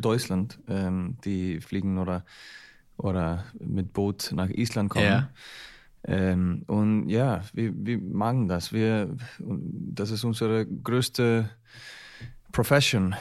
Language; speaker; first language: German; non-native, learner; Icelandic